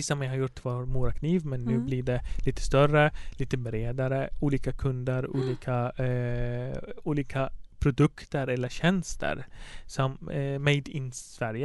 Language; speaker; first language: Swedish; non-native, fluent; Arabic